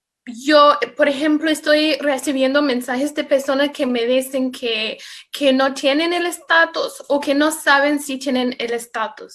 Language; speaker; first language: Spanish; non-native, fluent; English